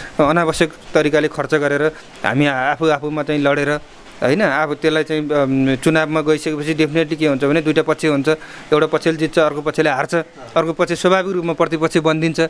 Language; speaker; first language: Nepali; native; Nepali